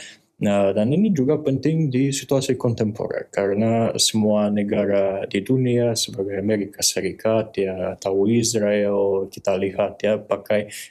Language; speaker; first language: Indonesian; non-native, fluent; Russian